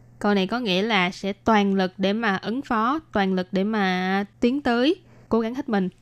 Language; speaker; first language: Vietnamese; native; Vietnamese